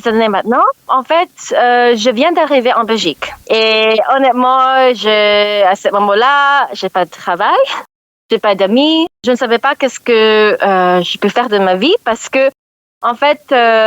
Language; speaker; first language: French; non-native, learner; English